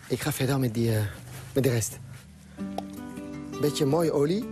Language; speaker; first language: Dutch; non-native, fluent; French